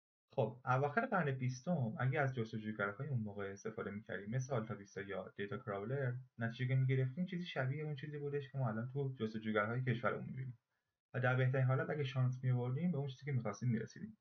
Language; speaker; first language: Persian; native; Persian